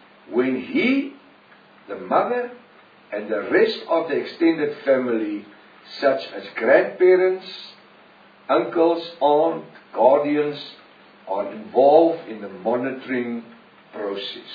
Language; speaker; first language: English; non-native, local second language; Afrikaans